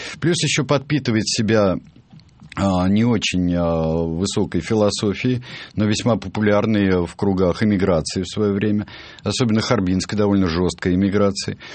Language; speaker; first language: Russian; native; Russian